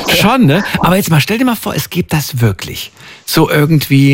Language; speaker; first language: German; native; German